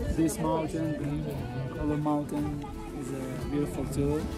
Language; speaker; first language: English; non-native, fluent; Hebrew